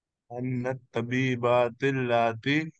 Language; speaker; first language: Arabic; non-native, learner; Urdu